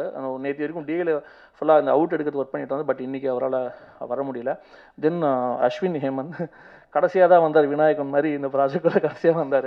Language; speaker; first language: Tamil; native; Tamil